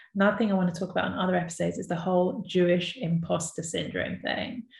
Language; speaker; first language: English; native; English